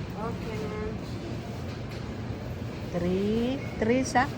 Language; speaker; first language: English; non-native, learner; Filipino